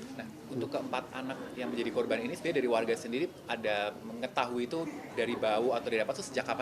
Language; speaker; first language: Indonesian; native; Indonesian